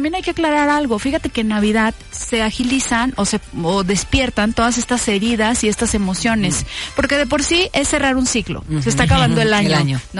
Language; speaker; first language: Spanish; native; Spanish